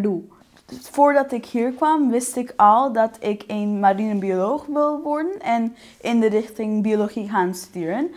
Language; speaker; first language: Dutch; non-native, fluent; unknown